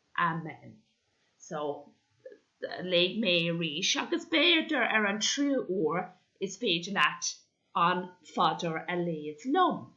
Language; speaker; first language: Irish; non-native, local second language; English